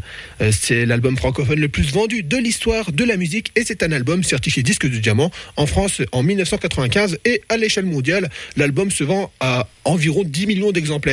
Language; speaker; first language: French; native; French